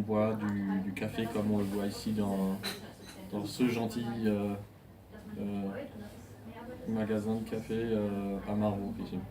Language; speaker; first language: French; non-native, fluent; German